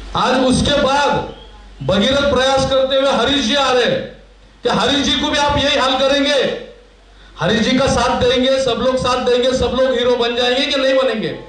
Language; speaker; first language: Hindi; non-native, local second language; Marathi